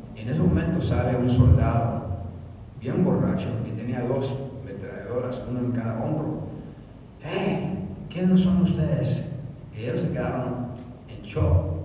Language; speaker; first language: Spanish; early bilingual, other home language; English